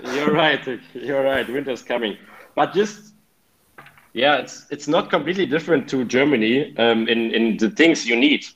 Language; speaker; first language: English; non-native, fluent; German